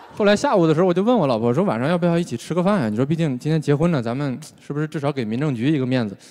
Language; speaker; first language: Chinese; native; Chinese